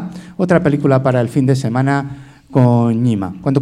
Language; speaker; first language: Spanish; native; Spanish